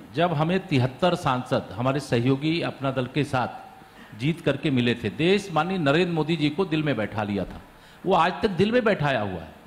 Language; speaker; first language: Hindi; native; Hindi